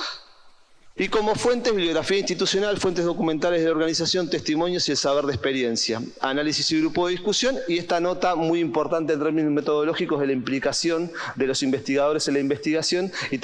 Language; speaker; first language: Spanish; native; Spanish